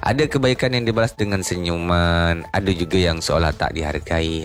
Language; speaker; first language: Indonesian; native; Indonesian